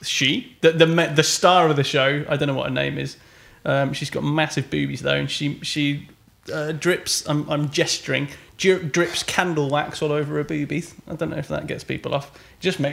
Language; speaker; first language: English; native; English